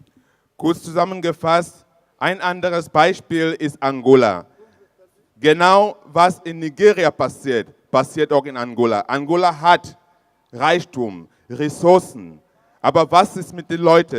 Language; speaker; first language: German; non-native, fluent; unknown